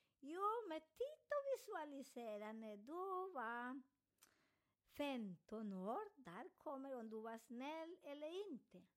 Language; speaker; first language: Swedish; non-native, learner; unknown